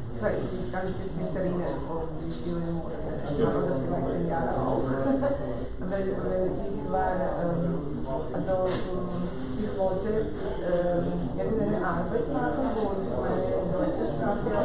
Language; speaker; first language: German; non-native, fluent; Serbian